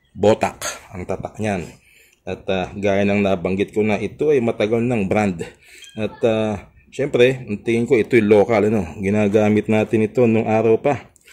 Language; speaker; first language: Filipino; native; Filipino